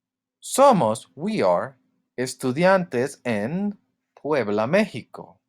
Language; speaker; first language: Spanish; non-native, fluent; English